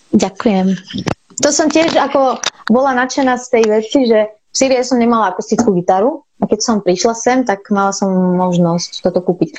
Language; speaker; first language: Slovak; non-native, fluent; Arabic